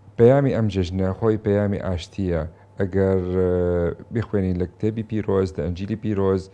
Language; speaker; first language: Central Kurdish; non-native, local second language; Syriac